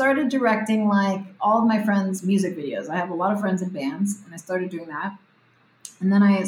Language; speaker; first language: English; early bilingual, other home language; Spanish